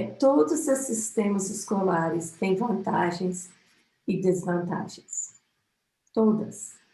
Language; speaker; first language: Portuguese; non-native, fluent; English